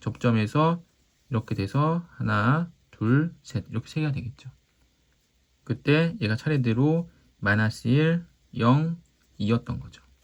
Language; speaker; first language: Korean; native; Korean